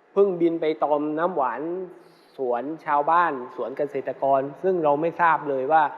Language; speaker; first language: Thai; native; Thai